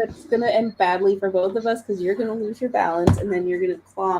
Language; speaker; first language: English; native; English